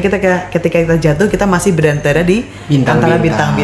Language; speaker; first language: Indonesian; native; Indonesian